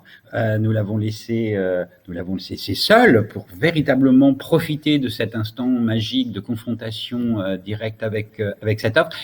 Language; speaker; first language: French; native; French